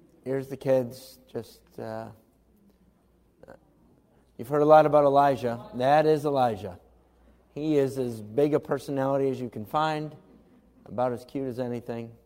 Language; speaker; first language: English; native; English